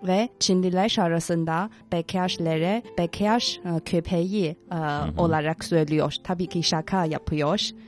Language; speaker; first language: Turkish; non-native, fluent; Chinese